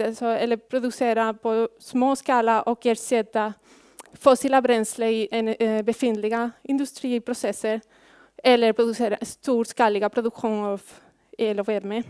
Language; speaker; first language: Swedish; non-native, fluent; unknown